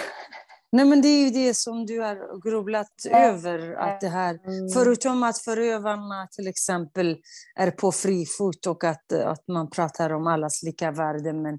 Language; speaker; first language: Swedish; non-native, fluent; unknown